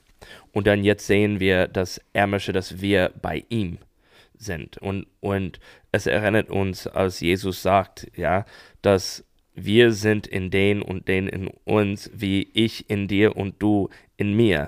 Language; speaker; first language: German; non-native, fluent; English